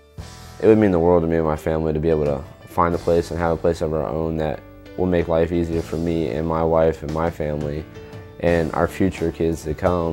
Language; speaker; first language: English; native; English